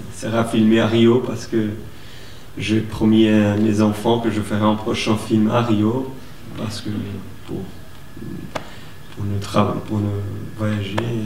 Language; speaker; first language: French; non-native, fluent; Portuguese